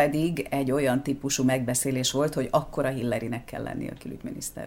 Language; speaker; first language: Hungarian; native; Hungarian